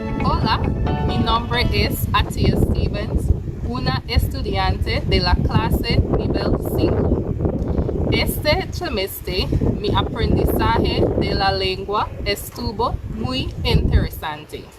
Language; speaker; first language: Spanish; non-native, fluent; English